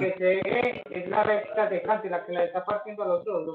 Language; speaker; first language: Spanish; native; Spanish